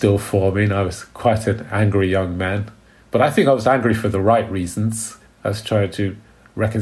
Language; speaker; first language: English; native; English